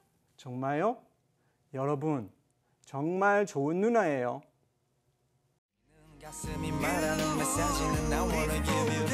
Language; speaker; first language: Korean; non-native, learner; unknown